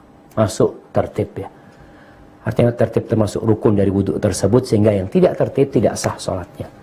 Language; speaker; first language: Indonesian; native; Indonesian